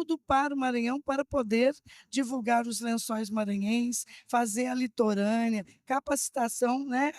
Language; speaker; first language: Portuguese; native; Portuguese